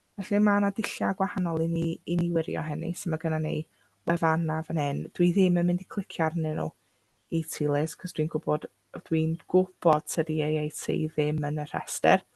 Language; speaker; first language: Welsh; non-native, local second language; English